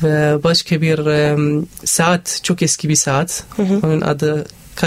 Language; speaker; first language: Turkish; non-native, learner; Arabic